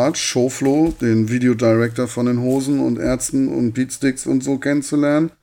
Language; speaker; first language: German; native; German